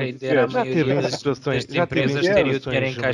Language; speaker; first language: Portuguese; native; Portuguese